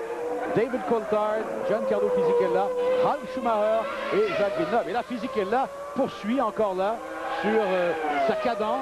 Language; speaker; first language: French; native; French